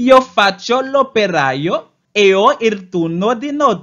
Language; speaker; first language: Italian; non-native, learner; Haitian Creole